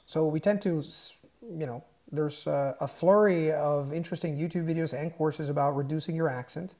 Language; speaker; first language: English; non-native, fluent; Italian